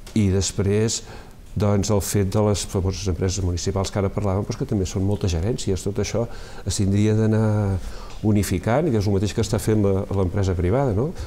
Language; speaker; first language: Catalan; native; Catalan